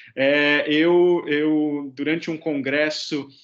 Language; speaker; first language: Portuguese; native; Portuguese